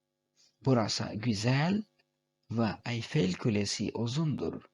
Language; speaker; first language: Turkish; non-native, fluent; Urdu